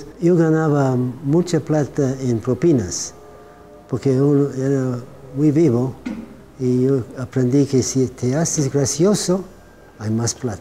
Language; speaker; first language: Spanish; non-native, fluent; English